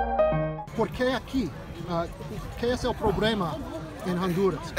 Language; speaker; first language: Spanish; non-native, learner; English